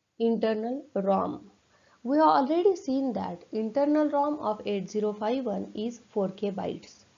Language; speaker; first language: English; non-native, local second language; Marathi